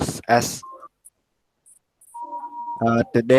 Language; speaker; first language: English; non-native, learner; Indonesian